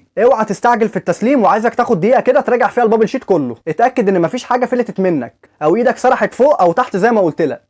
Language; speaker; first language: Arabic; native; Arabic